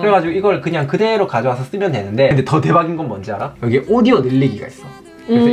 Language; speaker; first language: Korean; native; Korean